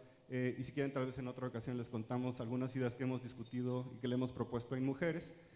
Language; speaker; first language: Spanish; native; Spanish